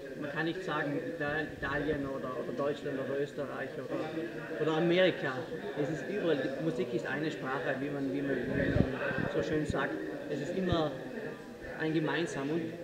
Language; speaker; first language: German; native; German